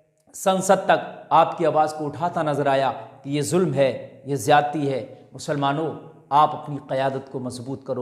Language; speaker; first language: Urdu; native; Urdu